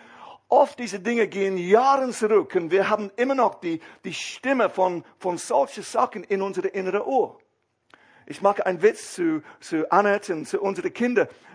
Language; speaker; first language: German; non-native, fluent; English